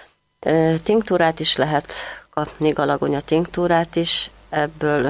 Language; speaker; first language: Hungarian; native; Hungarian